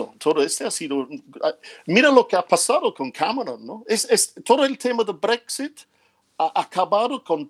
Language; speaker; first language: Spanish; non-native, fluent; English